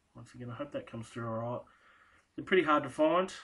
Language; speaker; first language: English; native; English